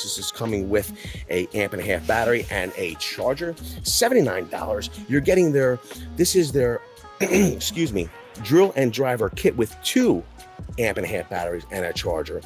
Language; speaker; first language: English; native; English